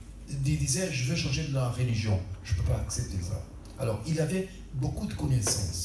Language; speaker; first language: French; non-native, local second language; Portuguese